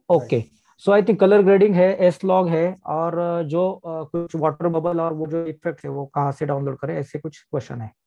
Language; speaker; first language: Hindi; non-native, local second language; Marathi